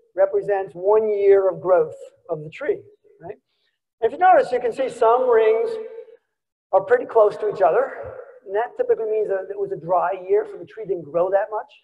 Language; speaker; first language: English; native; English